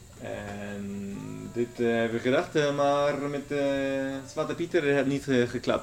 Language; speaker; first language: Dutch; non-native, learner; German